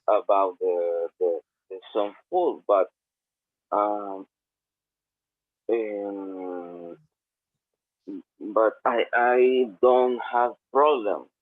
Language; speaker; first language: English; non-native, learner; Spanish